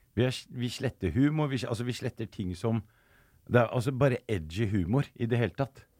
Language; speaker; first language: Norwegian; early bilingual, other home language; Arabic